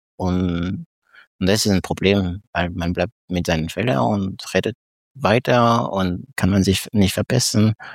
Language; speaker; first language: German; non-native, fluent; French